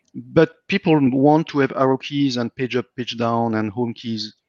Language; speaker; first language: English; non-native, fluent; French